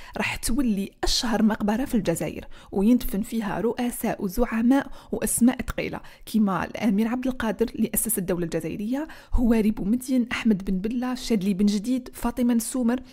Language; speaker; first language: Arabic; native; Arabic